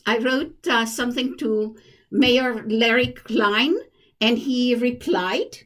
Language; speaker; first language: English; non-native, fluent; Hebrew